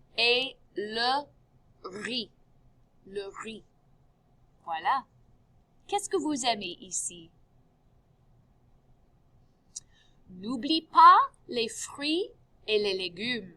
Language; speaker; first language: French; non-native, fluent; English